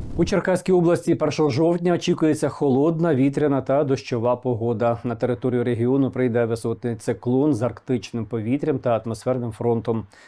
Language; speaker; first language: Ukrainian; native; Ukrainian